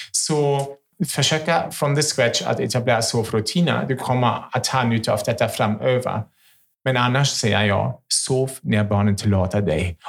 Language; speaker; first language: Swedish; non-native, fluent; German